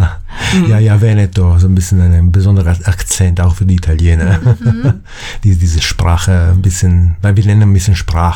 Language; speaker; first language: German; non-native, fluent; Italian